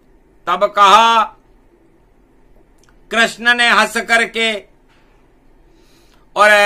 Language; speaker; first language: Hindi; native; Hindi